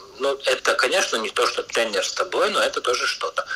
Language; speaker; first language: Russian; non-native, local second language; Latvian